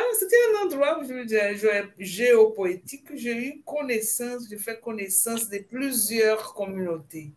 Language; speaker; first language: French; non-native, fluent; Portuguese